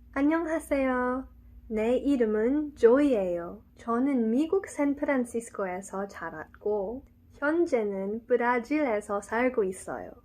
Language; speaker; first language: Korean; non-native, learner; English